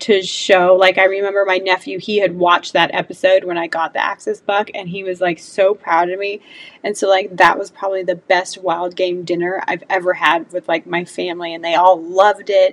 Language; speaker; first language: English; native; English